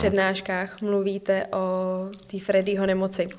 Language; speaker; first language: Czech; non-native, learner; English